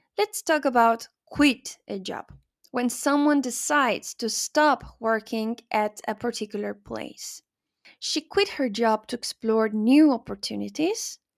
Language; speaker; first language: English; non-native, fluent; Spanish